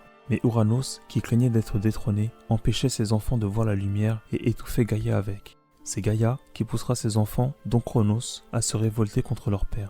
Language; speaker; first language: French; native; French